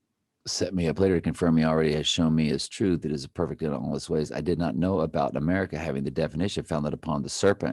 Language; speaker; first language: English; native; English